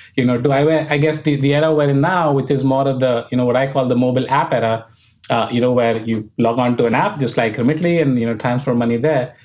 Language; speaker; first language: English; non-native, local second language; Hindi